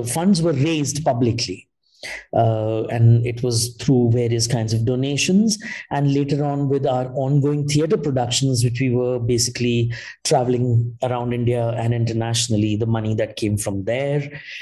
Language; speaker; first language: English; non-native, local second language; Hindi